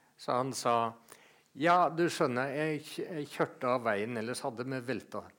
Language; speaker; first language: Norwegian; native; Norwegian